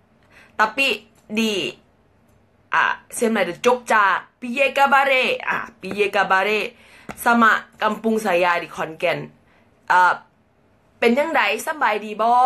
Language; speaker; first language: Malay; non-native, learner; Thai